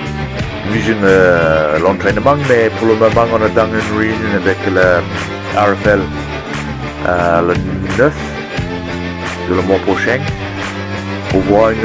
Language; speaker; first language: French; non-native, learner; English